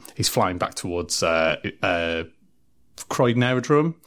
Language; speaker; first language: English; native; English